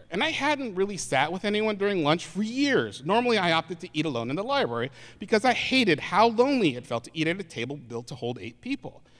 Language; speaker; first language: English; native; English